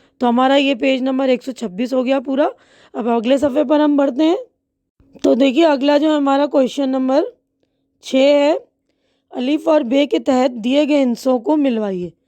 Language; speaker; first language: Hindi; native; Hindi